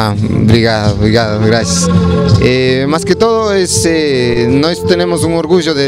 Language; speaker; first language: Portuguese; non-native, learner; Spanish